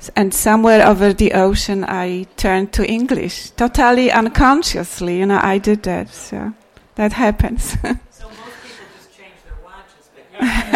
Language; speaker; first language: English; non-native, fluent; Polish